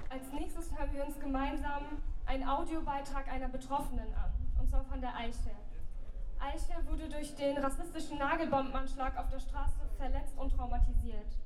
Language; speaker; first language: German; native; German